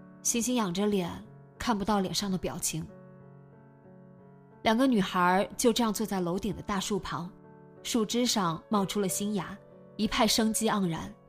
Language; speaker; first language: Chinese; native; Chinese